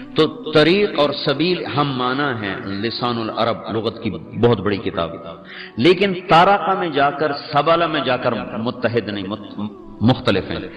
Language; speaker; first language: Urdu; non-native, local second language; Punjabi